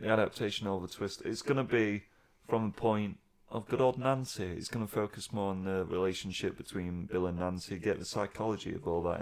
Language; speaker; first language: English; native; English